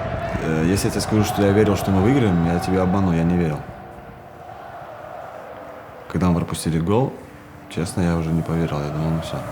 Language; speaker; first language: Russian; native; Russian